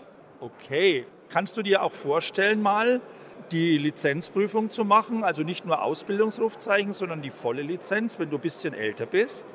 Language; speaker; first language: German; native; German